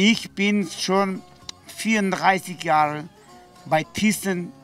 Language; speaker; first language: German; non-native, learner; Zaza